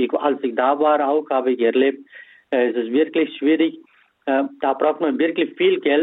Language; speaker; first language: German; non-native, fluent; Tamil